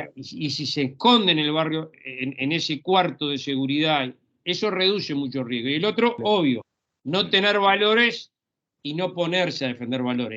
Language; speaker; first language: Spanish; native; Spanish